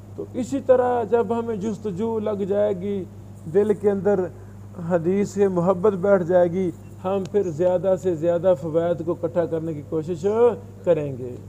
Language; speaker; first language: Urdu; non-native, local second language; Punjabi